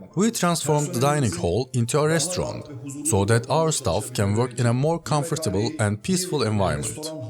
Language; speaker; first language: English; non-native, fluent; Turkish